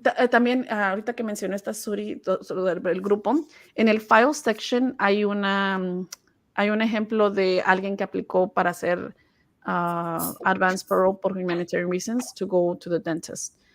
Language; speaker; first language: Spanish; early bilingual, heritage; Spanish